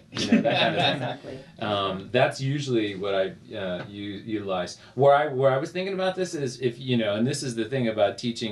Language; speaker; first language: English; native; English